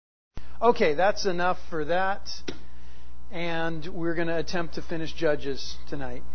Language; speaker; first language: English; native; English